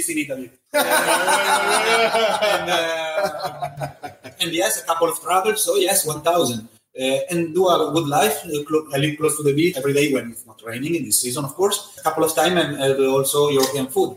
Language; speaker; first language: English; non-native, fluent; Italian